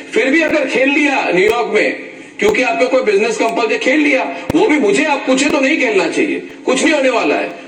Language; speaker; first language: Hindi; native; Hindi